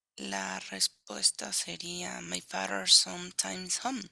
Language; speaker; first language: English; non-native, learner; Spanish